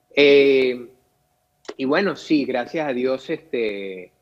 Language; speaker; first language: Spanish; native; Spanish